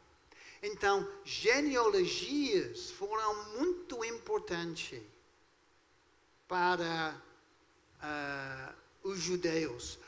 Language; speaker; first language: Portuguese; non-native, fluent; English